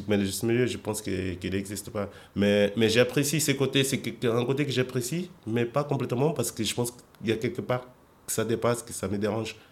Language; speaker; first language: French; non-native, fluent; Portuguese